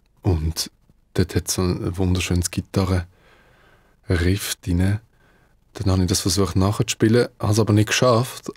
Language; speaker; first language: German; early bilingual, other home language; Dutch